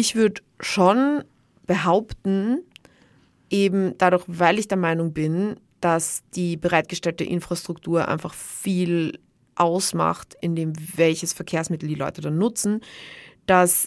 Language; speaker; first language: German; native; German